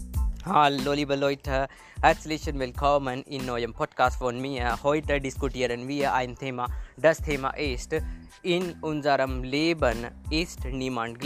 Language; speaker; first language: German; non-native, learner; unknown